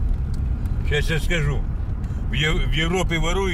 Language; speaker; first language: Russian; non-native, local second language; Ukrainian